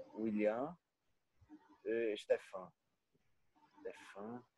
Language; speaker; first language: French; non-native, learner; Portuguese